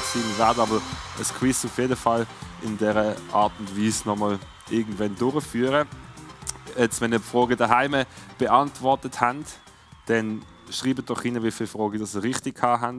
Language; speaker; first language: German; native; German